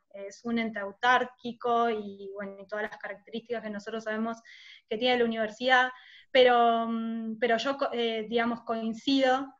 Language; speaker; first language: Spanish; native; Spanish